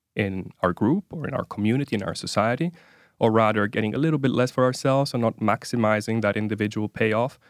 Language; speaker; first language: English; non-native, fluent; Italian